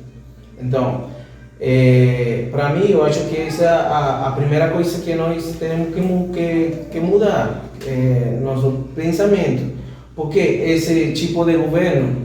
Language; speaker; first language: Portuguese; non-native, fluent; Spanish